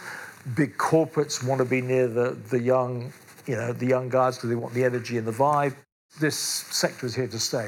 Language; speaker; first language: English; native; English